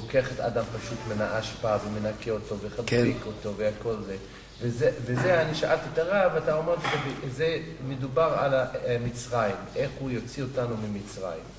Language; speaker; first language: Hebrew; non-native, fluent; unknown